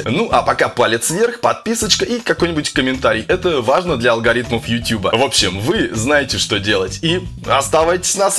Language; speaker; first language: Russian; native; Russian